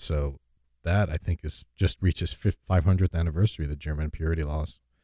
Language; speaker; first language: English; native; English